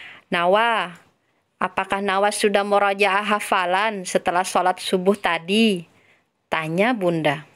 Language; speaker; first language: Indonesian; native; Indonesian